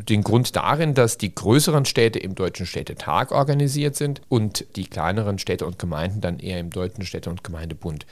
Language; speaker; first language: German; native; German